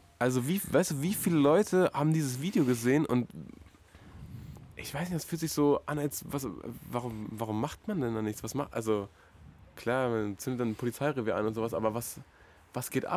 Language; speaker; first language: German; native; German